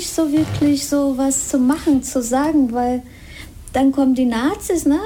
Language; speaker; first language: German; non-native, fluent; Spanish